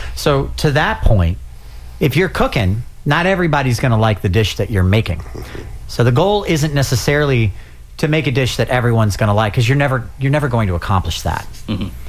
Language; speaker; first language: English; native; English